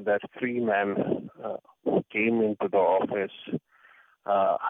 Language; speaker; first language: English; non-native, local second language; Kashmiri